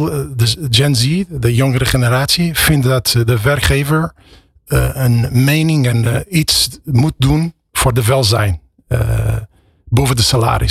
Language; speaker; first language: Dutch; non-native, fluent; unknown